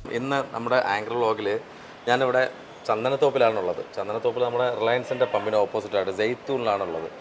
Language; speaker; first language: Malayalam; native; Malayalam